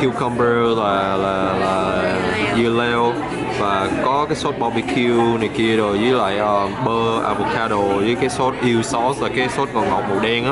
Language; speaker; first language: Vietnamese; early bilingual, other home language; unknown